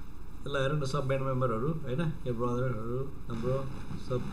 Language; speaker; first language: Nepali; native; Nepali